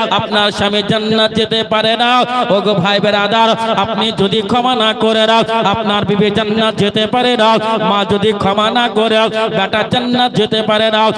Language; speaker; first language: Bangla; non-native, fluent; Urdu